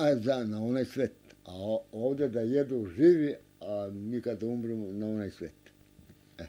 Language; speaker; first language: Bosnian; non-native, local second language; Romanian